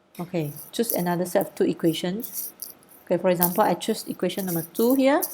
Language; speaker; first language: English; non-native, local second language; Malay